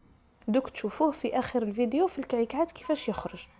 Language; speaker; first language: Arabic; native; Arabic